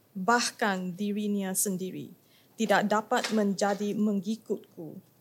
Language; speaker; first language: English; non-native, local second language; Chinese